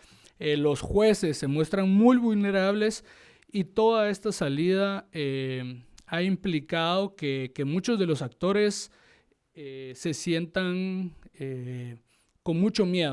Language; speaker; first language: Spanish; native; Spanish